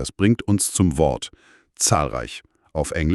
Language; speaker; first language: German; native; German